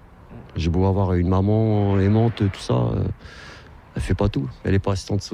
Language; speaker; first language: French; native; French